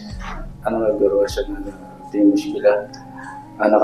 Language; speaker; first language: Arabic; non-native, learner; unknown